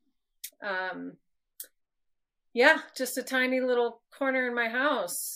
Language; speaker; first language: English; native; English